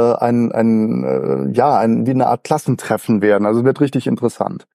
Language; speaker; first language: German; native; German